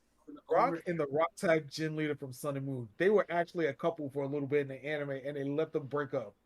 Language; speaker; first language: English; native; English